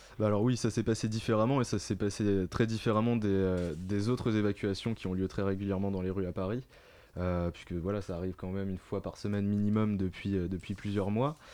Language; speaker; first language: French; native; French